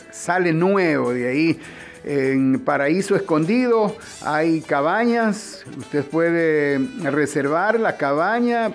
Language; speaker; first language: Spanish; native; Spanish